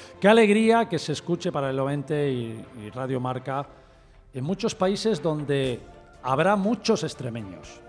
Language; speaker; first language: Spanish; early bilingual, heritage; Spanish